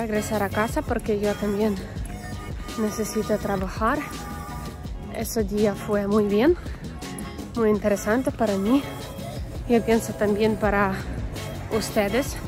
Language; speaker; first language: Spanish; non-native, learner; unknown